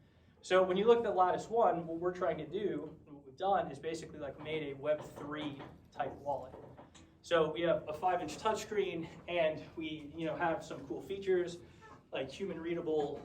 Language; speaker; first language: English; native; English